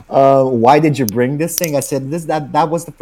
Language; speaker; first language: English; non-native, fluent; Italian